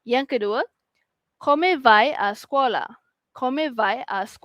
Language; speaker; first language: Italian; non-native, fluent; Malay